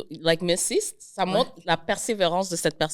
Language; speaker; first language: French; native; French